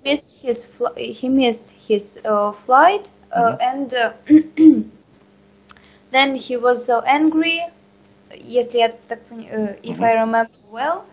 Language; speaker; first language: English; non-native, learner; Russian